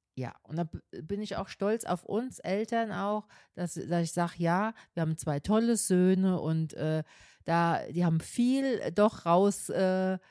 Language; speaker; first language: German; native; German